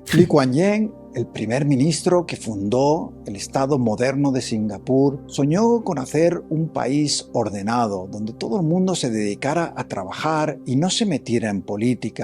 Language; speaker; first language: Spanish; native; Spanish